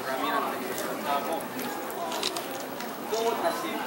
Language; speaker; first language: Korean; early bilingual, heritage; English